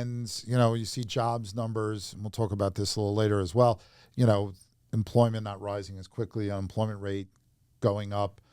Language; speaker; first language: English; native; English